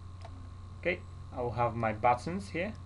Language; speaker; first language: English; non-native, fluent; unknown